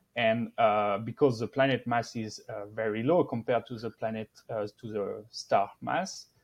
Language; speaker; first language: English; non-native, fluent; French